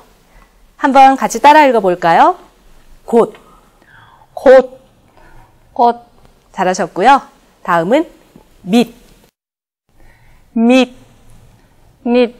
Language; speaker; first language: Korean; native; Korean